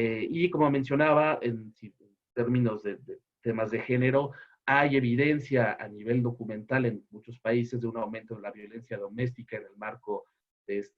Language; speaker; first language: Spanish; native; Spanish